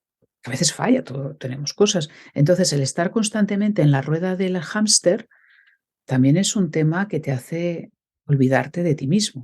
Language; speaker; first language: Spanish; native; Spanish